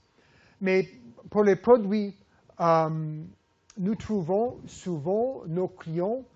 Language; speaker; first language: French; non-native, fluent; English